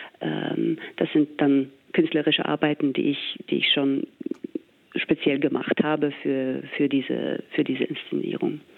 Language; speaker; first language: German; non-native, fluent; English